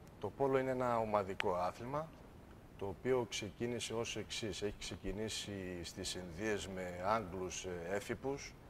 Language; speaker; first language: Greek; early bilingual, heritage; Greek